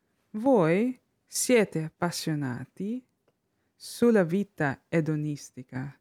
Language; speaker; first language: Italian; non-native, learner; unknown